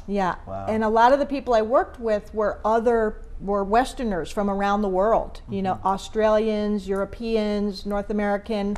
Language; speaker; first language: English; native; English